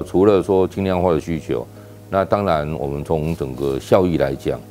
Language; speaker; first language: Chinese; native; Chinese